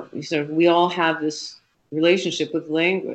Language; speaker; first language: English; native; English